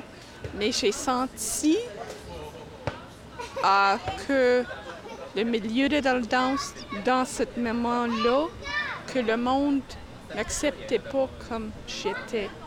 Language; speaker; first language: French; non-native, local second language; English